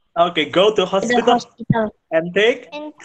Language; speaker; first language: English; non-native, fluent; Indonesian